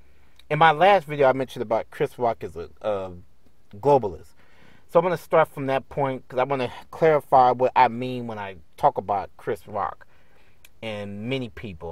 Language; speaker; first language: English; native; English